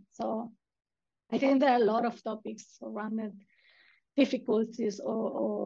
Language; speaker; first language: English; non-native, fluent; Spanish